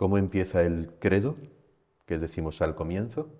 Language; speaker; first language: Spanish; native; Spanish